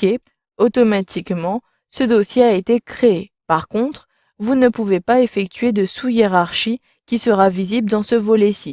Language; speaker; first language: French; native; French